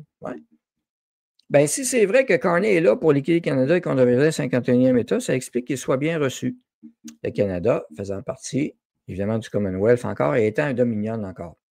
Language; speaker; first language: French; native; French